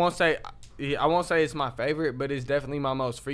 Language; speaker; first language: English; native; English